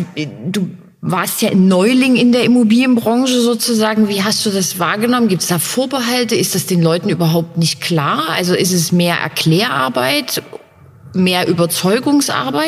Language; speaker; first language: German; native; German